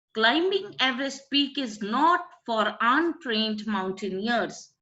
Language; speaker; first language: English; non-native, local second language; Punjabi